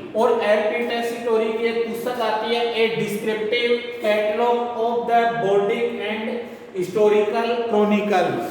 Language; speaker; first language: Hindi; native; Hindi